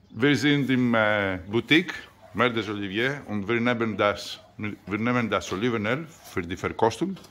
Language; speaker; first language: German; non-native, learner; French